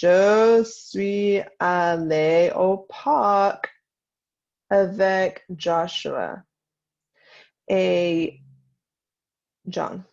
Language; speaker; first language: French; non-native, fluent; English